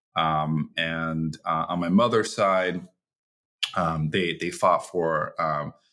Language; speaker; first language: English; early bilingual, other home language; Chinese